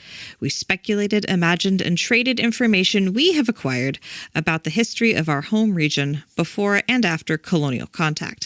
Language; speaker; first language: English; native; English